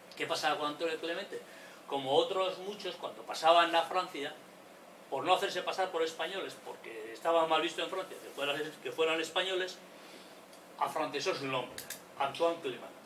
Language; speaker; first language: Spanish; non-native, local second language; Basque